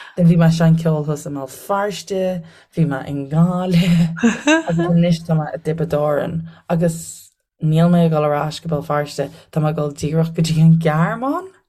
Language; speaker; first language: Irish; native; Irish